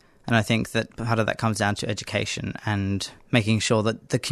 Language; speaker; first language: English; native; English